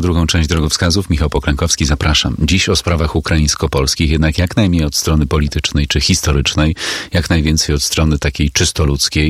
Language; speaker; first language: Polish; native; Polish